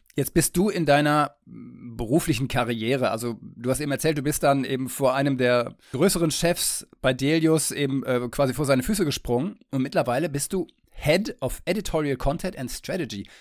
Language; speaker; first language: German; native; German